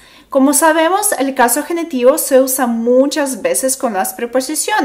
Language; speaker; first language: Spanish; non-native, fluent; Russian